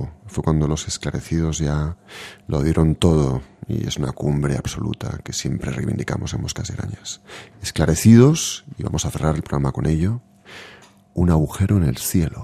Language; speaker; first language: Spanish; native; Spanish